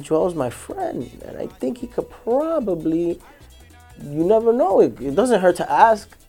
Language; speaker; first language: English; early bilingual, other home language; Spanish